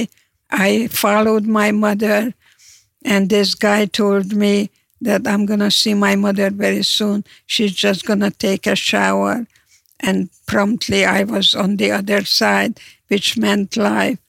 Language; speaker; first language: English; non-native, fluent; Hungarian